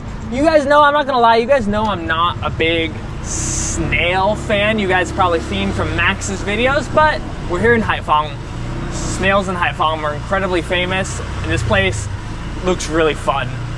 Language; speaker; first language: English; native; English